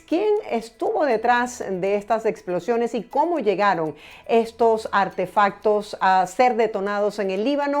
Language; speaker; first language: Spanish; native; Spanish